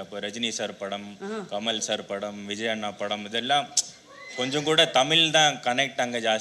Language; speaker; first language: Tamil; non-native, local second language; Malayalam